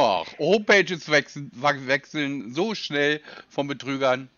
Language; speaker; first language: German; native; German